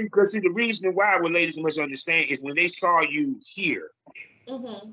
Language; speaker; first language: English; native; English